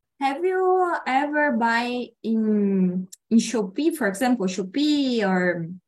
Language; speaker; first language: English; non-native, learner; Portuguese